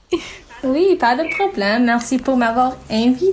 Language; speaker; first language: French; non-native, learner; English